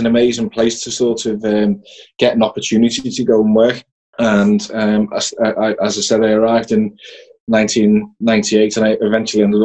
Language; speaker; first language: English; native; English